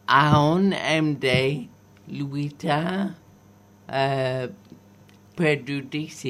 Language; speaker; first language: Catalan; non-native, learner; English